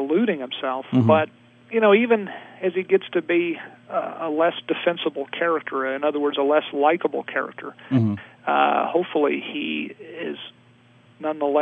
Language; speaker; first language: English; native; English